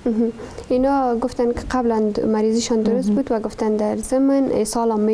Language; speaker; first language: Persian; native; Persian